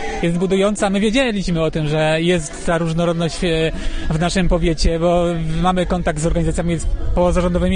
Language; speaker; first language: Polish; native; Polish